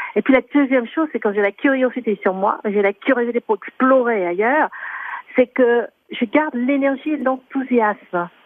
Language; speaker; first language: French; non-native, fluent; English